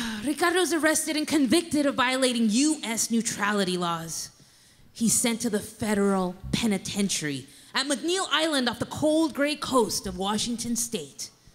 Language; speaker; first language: English; native; English